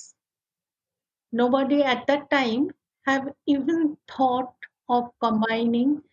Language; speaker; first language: English; non-native, local second language; Bangla